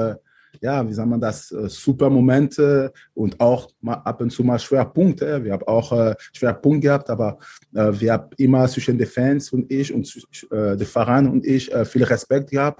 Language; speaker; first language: German; non-native, fluent; French